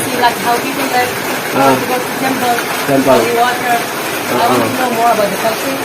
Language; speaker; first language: English; non-native, fluent; Arabic